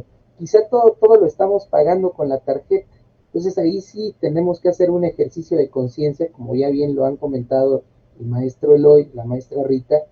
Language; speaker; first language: Spanish; native; Spanish